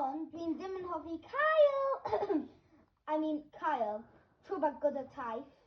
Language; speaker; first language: Welsh; non-native, local second language; English